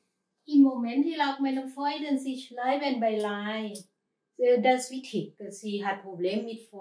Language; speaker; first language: German; non-native, learner; Thai